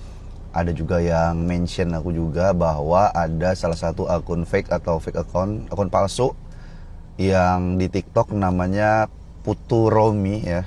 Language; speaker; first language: Indonesian; native; Indonesian